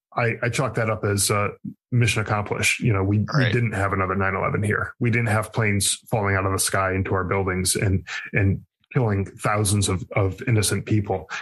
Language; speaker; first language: English; native; English